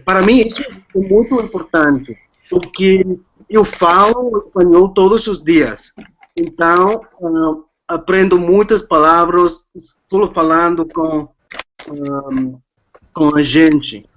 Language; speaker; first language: Portuguese; non-native, fluent; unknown